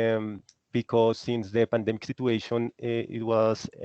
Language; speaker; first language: English; non-native, learner; Spanish